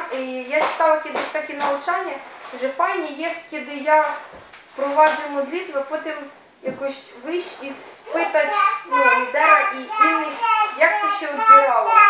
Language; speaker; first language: Polish; non-native, fluent; Ukrainian